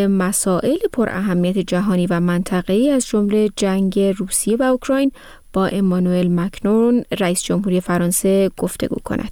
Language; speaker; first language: Persian; native; Persian